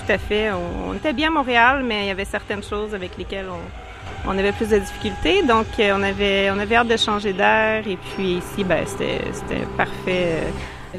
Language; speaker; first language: French; native; French